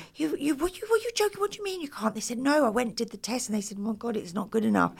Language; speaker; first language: English; native; English